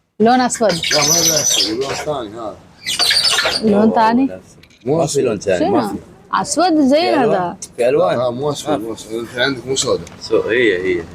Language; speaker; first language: Arabic; non-native, learner; Telugu